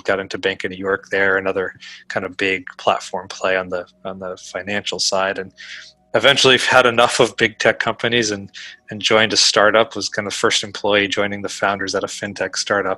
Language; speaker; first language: English; native; English